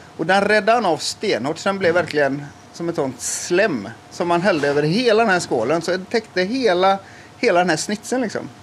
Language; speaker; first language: Swedish; native; Swedish